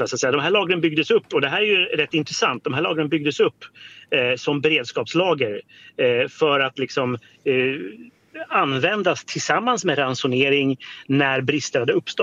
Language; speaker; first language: Swedish; native; Swedish